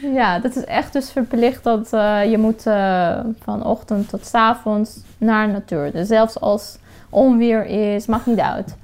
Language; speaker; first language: Dutch; non-native, fluent; Persian